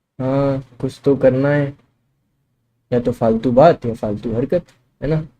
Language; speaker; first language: Hindi; native; Hindi